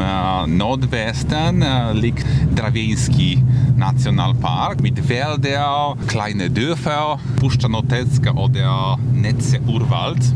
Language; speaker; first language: German; non-native, fluent; Polish